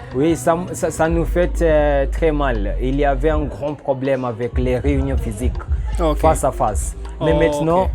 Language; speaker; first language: French; non-native, learner; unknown